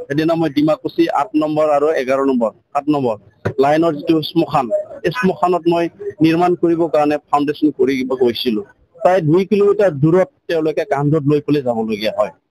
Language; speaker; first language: Assamese; non-native, local second language; Bodo